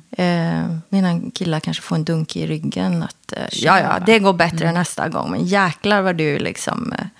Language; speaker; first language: Swedish; early bilingual, other home language; Korean